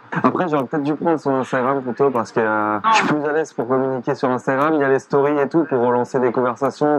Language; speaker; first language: French; native; French